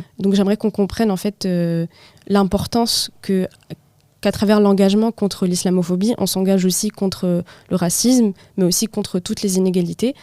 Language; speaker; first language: French; non-native, local second language; Arabic